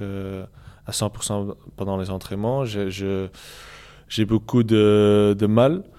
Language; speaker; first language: French; non-native, local second language; Dutch